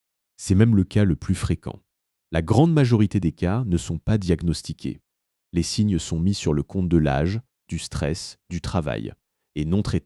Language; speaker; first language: French; native; French